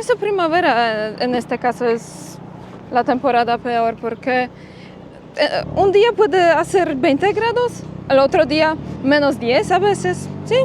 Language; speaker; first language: Spanish; non-native, fluent; Polish